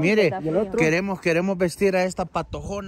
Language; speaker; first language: Spanish; native; Spanish